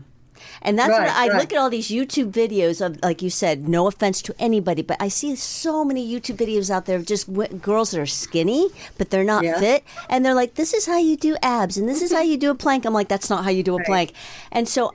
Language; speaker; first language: English; native; English